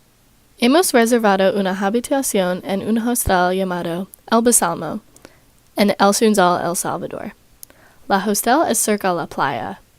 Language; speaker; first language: Spanish; non-native, learner; English